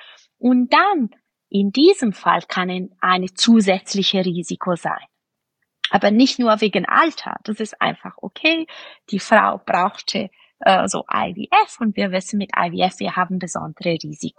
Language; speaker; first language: German; non-native, fluent; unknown